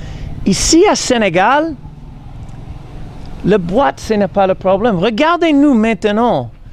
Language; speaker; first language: French; non-native, learner; English